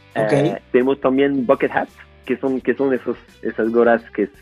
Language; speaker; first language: Spanish; non-native, fluent; French